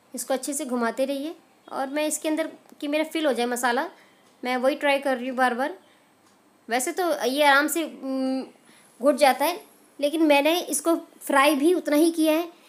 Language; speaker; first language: Hindi; native; Hindi